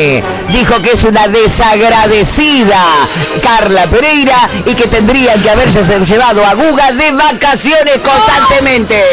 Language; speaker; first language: Spanish; native; Spanish